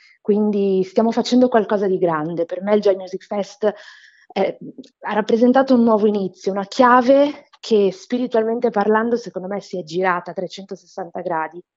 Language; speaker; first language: Italian; non-native, fluent; Portuguese